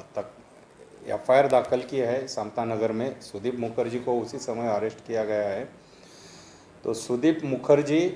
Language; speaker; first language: Hindi; non-native, local second language; Marathi